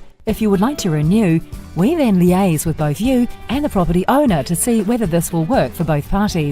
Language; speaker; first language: English; native; English